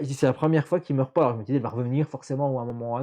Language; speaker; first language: French; native; French